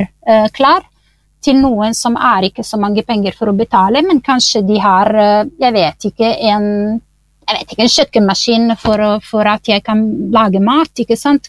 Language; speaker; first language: Norwegian; non-native, fluent; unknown